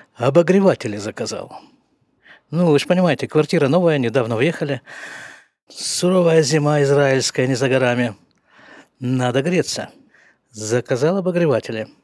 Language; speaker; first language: Russian; native; Russian